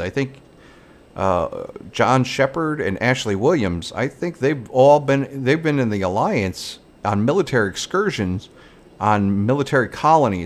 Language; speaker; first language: English; native; English